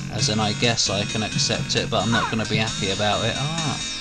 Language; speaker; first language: English; native; English